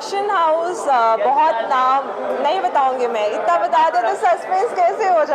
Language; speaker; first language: Hindi; native; Hindi